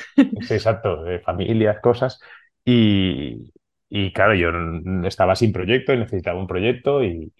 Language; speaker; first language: Spanish; non-native, local second language; Catalan